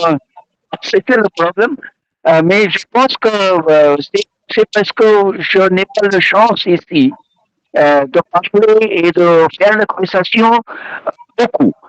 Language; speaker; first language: French; non-native, learner; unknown